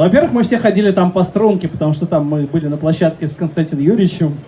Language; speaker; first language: Russian; native; Russian